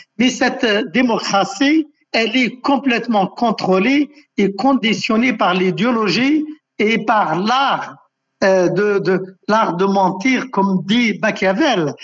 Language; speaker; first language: French; non-native, local second language; Arabic